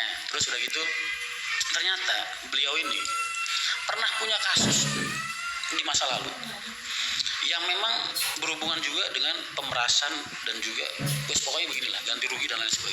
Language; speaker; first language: Indonesian; native; Indonesian